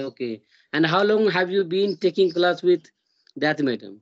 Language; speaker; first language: English; non-native, learner; Hindi